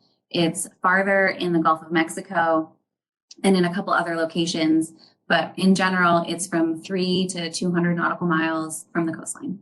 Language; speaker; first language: English; native; English